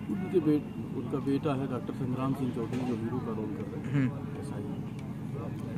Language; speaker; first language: Hindi; native; Hindi